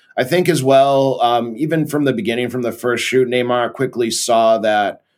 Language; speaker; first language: English; early bilingual, other home language; Portuguese